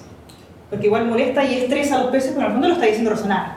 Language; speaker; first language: Spanish; native; Spanish